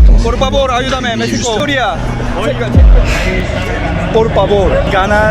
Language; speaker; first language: Spanish; non-native, learner; Korean